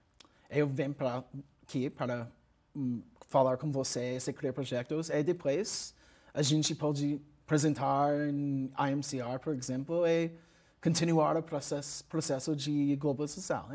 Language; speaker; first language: Portuguese; non-native, learner; English